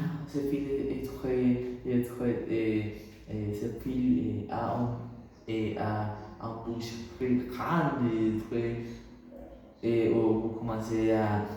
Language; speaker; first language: French; non-native, learner; Spanish